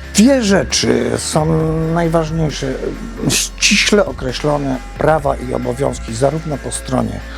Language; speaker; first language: Polish; native; Polish